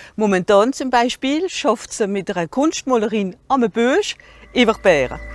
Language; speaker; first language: German; non-native, local second language; French